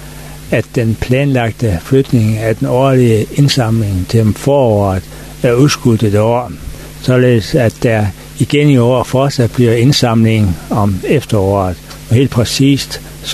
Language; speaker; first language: Danish; native; Danish